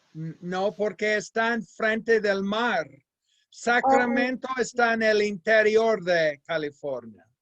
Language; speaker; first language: Spanish; non-native, fluent; English